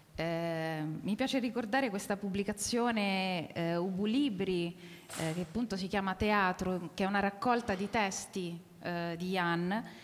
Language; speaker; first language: Italian; native; Italian